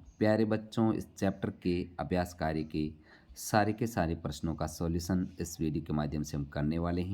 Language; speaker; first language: Hindi; native; Hindi